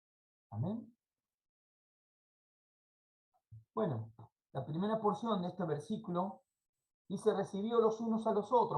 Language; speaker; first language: Spanish; native; Spanish